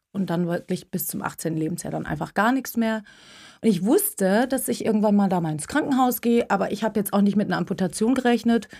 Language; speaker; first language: German; early bilingual, other home language; Turkish